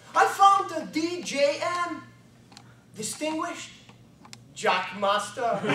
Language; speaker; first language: English; non-native, fluent; Bulgarian